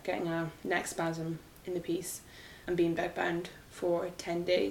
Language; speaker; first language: English; native; English